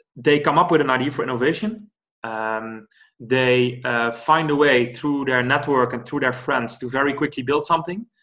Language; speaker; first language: English; non-native, fluent; Dutch